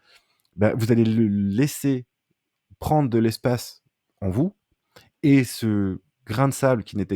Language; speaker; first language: French; native; French